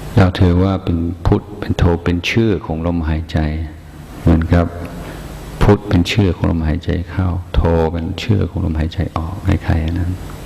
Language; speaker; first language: Thai; non-native, fluent; English